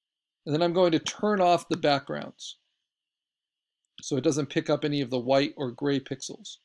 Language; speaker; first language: English; native; English